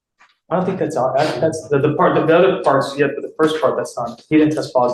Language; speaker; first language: English; native; English